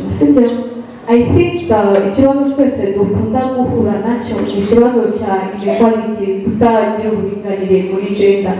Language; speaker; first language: Kinyarwanda; early bilingual, heritage; Kinyarwanda